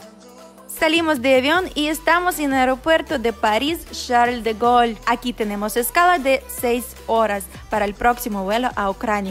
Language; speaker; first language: Spanish; non-native, fluent; Ukrainian